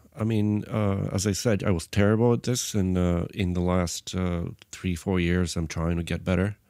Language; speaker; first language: English; non-native, fluent; Bulgarian